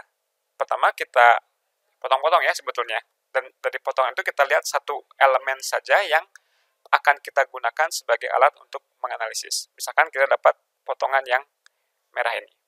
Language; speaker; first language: Indonesian; native; Indonesian